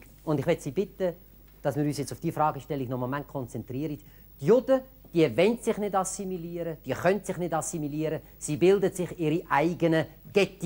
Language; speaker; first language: German; native; German